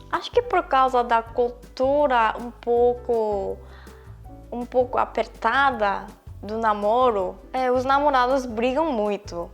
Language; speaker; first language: Portuguese; non-native, fluent; Korean